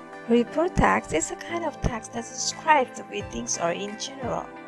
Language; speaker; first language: English; non-native, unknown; Indonesian